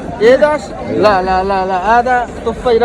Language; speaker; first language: Arabic; non-native, learner; Bangla